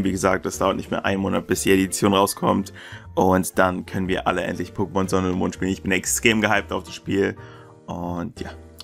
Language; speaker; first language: German; native; German